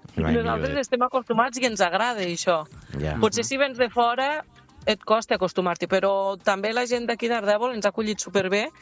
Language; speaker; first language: Catalan; native; Catalan